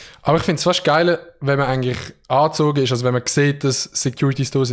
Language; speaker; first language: German; native; German